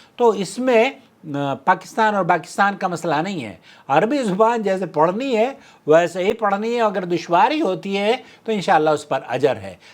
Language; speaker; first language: Urdu; native; Urdu